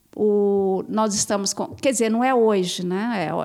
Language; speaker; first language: Portuguese; native; Portuguese